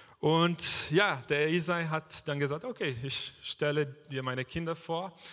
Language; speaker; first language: German; non-native, fluent; Portuguese